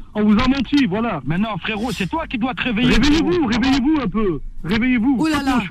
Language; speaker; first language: French; native; French